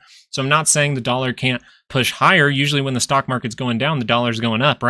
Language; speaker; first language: English; native; English